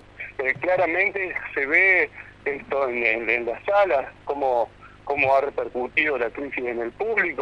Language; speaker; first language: Spanish; native; Spanish